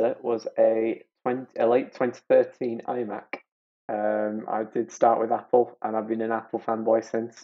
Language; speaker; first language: English; native; English